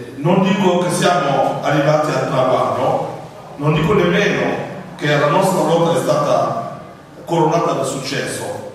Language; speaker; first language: Italian; non-native, fluent; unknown